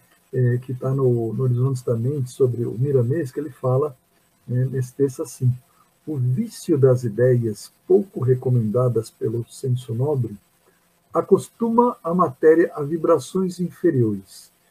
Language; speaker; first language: Portuguese; native; Portuguese